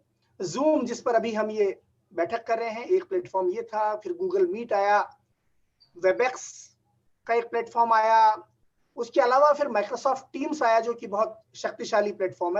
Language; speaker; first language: Hindi; native; Hindi